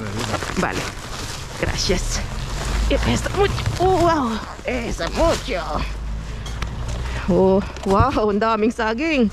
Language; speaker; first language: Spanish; non-native, learner; Filipino